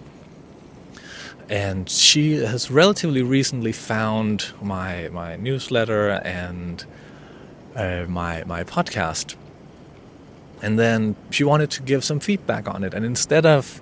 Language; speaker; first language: English; non-native, fluent; Danish